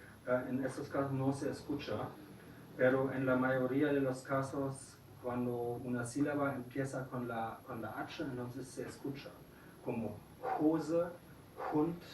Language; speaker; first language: Spanish; non-native, fluent; German